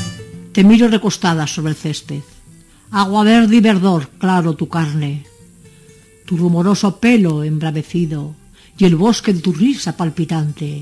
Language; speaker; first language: Spanish; native; Spanish